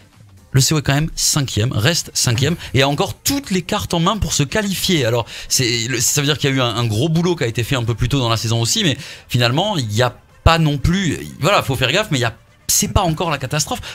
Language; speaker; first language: French; native; French